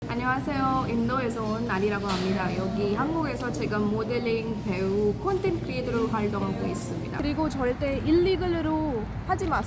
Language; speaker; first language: Korean; non-native, learner; Hindi